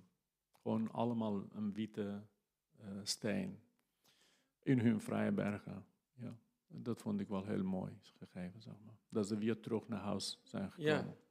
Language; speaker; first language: Dutch; non-native, fluent; Kurdish